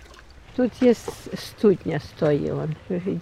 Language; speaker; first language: Polish; non-native, local second language; Ukrainian